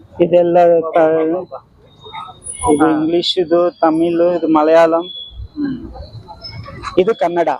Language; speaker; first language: Kannada; non-native, local second language; Tamil